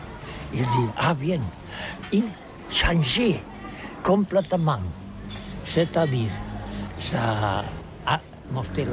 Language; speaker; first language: French; non-native, learner; Catalan